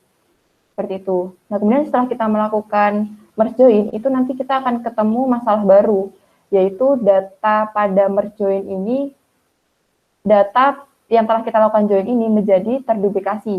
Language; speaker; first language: Indonesian; native; Indonesian